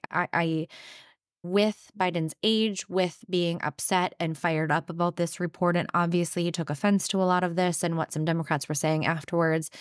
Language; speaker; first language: English; native; English